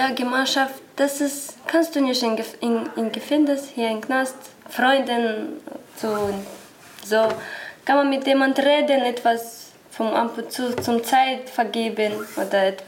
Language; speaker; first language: German; non-native, learner; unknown